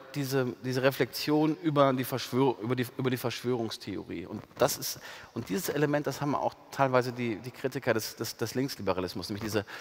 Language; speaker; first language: German; native; German